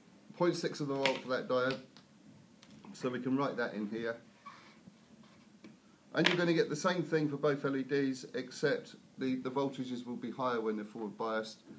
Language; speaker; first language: English; native; English